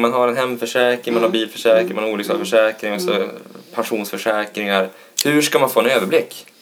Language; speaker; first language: Swedish; native; Swedish